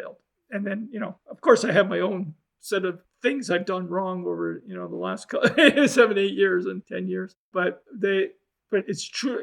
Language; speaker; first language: English; native; English